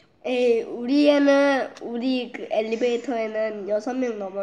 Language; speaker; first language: Korean; early bilingual, heritage; Korean